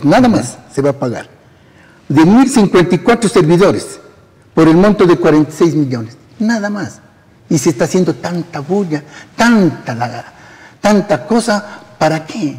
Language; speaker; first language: Spanish; native; Spanish